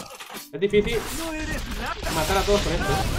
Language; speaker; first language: Spanish; native; Spanish